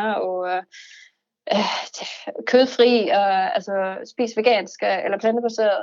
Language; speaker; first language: Danish; non-native, fluent; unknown